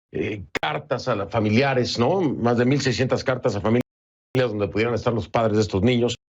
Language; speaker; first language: Spanish; native; Spanish